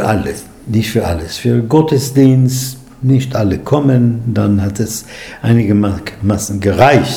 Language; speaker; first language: German; non-native, fluent; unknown